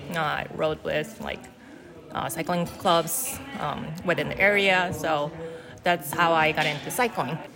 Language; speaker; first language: English; non-native, fluent; Japanese